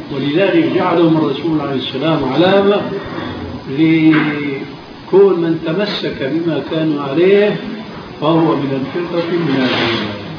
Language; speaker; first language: Arabic; early bilingual, other home language; Albanian